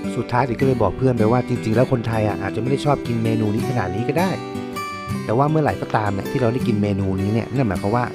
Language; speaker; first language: Thai; native; Thai